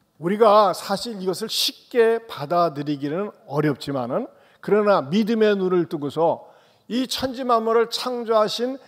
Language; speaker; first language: Korean; native; Korean